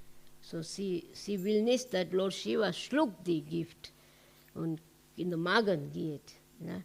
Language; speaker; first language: German; non-native, learner; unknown